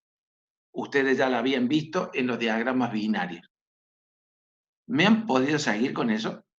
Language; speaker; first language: Spanish; native; Spanish